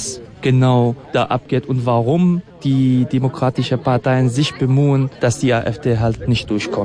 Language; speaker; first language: German; non-native, fluent; Kurdish